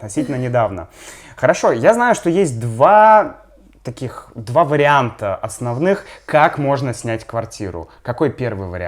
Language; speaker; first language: Russian; native; Russian